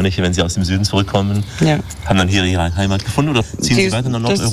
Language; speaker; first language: German; native; German